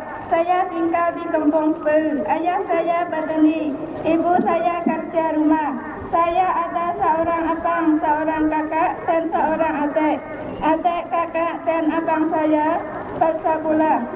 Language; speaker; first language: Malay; non-native, learner; Western Cham